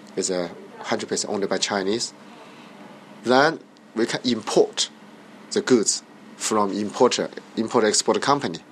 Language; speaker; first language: English; non-native, learner; Chinese